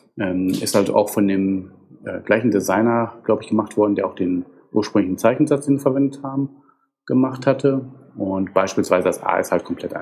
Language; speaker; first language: German; native; German